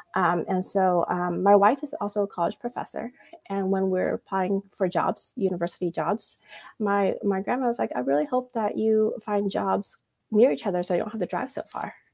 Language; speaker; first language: English; early bilingual, other home language; Vietnamese